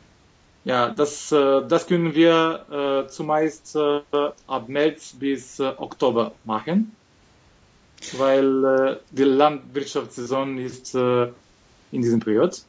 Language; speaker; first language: German; non-native, fluent; Macedonian